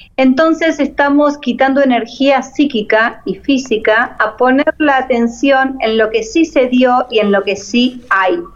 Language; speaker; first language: Spanish; native; Spanish